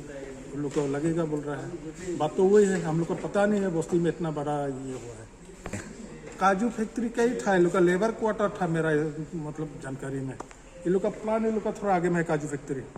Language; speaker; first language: Hindi; non-native, local second language; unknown